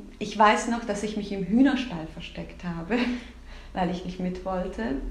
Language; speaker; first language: German; early bilingual, other home language; Turkish